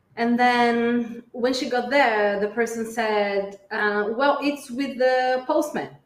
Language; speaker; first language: English; non-native, fluent; Portuguese